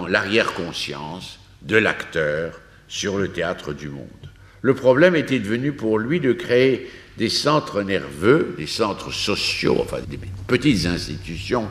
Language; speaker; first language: French; native; French